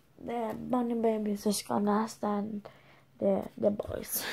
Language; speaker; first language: English; non-native, learner; Swedish